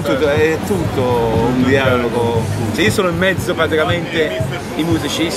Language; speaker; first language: Italian; non-native, fluent; English